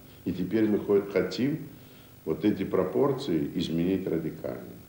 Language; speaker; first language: Russian; native; Russian